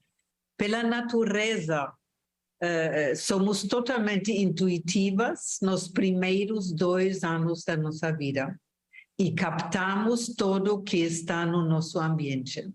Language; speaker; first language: Portuguese; non-native, fluent; German